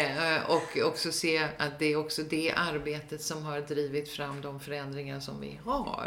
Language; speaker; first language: Swedish; native; Swedish